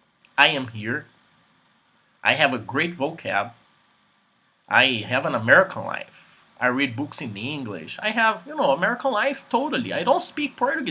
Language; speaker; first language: English; non-native, fluent; Portuguese